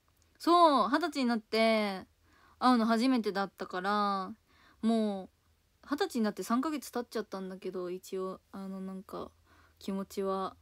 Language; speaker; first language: Japanese; native; Japanese